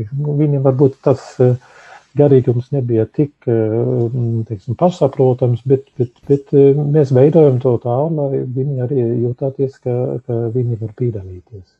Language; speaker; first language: Latvian; early bilingual, heritage; Latvian